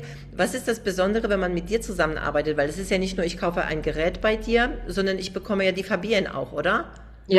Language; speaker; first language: German; native; German